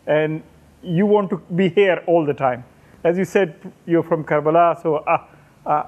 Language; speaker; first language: English; non-native, local second language; Urdu